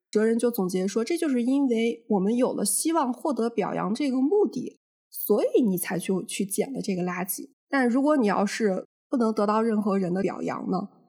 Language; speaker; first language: Chinese; native; Chinese